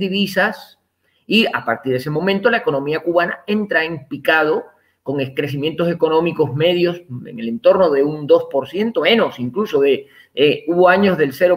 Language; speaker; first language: Spanish; native; Spanish